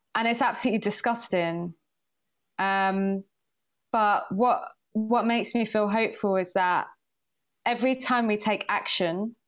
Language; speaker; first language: English; early bilingual, other home language; Swahili